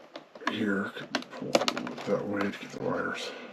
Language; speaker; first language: English; native; English